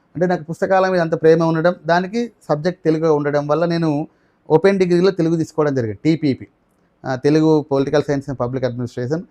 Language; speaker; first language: Telugu; non-native, local second language; Marathi